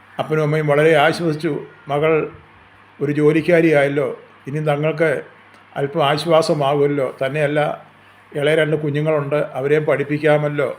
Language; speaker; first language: Malayalam; native; Malayalam